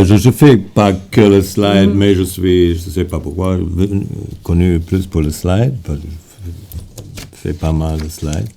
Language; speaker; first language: French; non-native, fluent; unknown